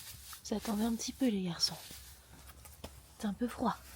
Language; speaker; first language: French; native; French